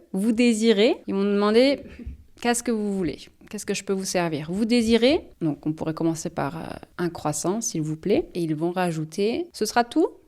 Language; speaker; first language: French; native; French